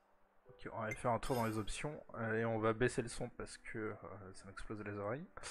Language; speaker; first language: French; native; French